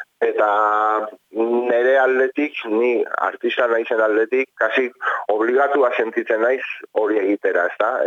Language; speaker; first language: Basque; non-native, local second language; Spanish